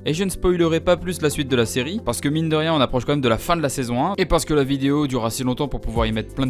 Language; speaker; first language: French; native; French